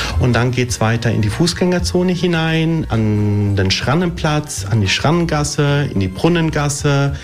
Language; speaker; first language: German; early bilingual, other home language; Italian